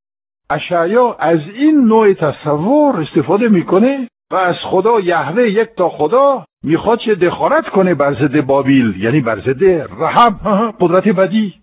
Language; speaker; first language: Persian; non-native, fluent; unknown